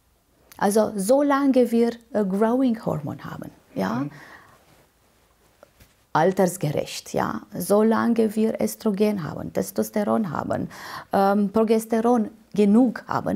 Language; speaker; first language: German; non-native, fluent; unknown